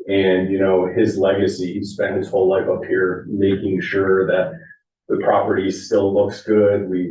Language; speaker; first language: English; native; English